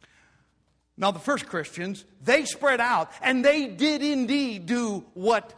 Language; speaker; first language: English; native; English